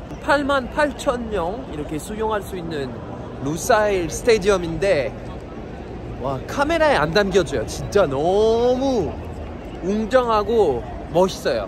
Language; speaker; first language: Korean; non-native, fluent; French